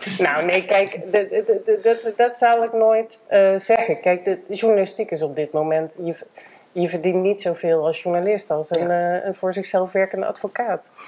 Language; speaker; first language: Dutch; native; Dutch